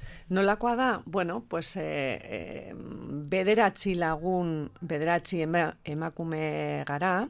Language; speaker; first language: Basque; non-native, local second language; Spanish